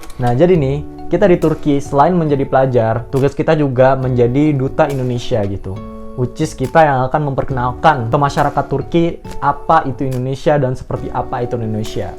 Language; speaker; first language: Indonesian; native; Indonesian